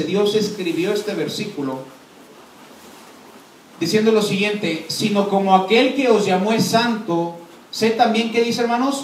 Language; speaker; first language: Spanish; native; Spanish